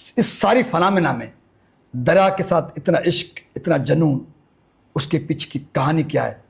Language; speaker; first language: Urdu; non-native, local second language; Sindhi